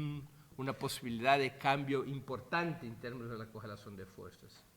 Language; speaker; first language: Spanish; non-native, fluent; Portuguese